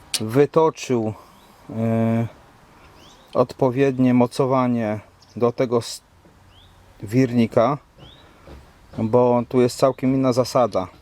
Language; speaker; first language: Polish; native; Polish